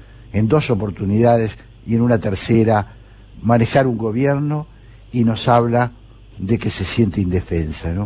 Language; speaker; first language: Spanish; native; Spanish